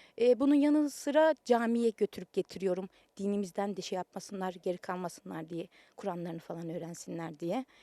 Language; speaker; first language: Turkish; native; Turkish